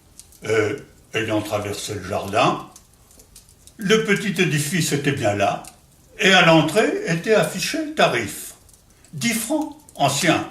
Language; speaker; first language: French; native; French